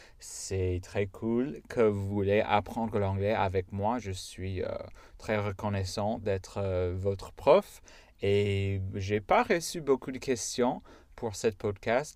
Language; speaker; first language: French; non-native, fluent; English